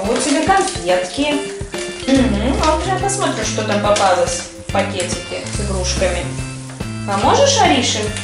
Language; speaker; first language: Russian; native; Russian